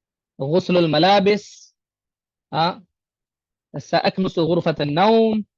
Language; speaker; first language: Arabic; non-native, fluent; Urdu